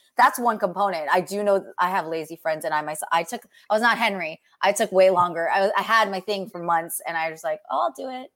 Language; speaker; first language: English; native; English